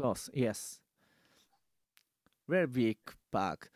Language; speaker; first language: English; non-native, learner; Japanese